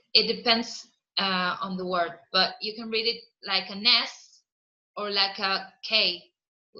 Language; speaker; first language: English; non-native, fluent; Spanish